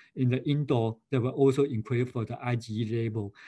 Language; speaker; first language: English; non-native, fluent; Chinese